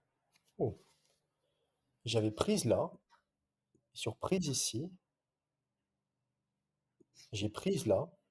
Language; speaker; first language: French; native; French